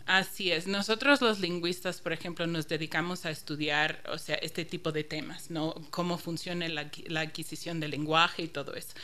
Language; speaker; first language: Spanish; non-native, fluent; English